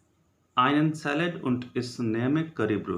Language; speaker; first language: German; non-native, learner; Hindi